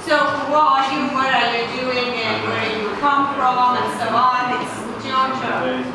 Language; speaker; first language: English; non-native, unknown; Latvian